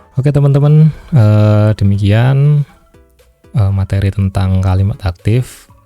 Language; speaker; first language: Indonesian; non-native, local second language; Javanese